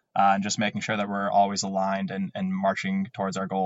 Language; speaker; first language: English; native; English